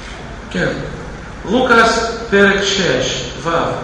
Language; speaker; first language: Hebrew; non-native, fluent; Russian